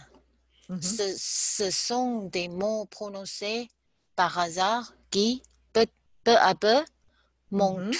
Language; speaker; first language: French; non-native, learner; Chinese